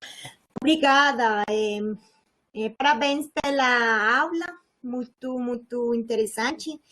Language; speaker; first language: Portuguese; non-native, learner; Spanish